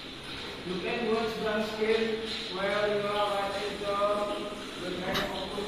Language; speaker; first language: English; non-native, learner; Indonesian